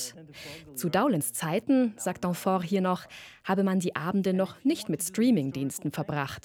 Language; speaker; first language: German; native; German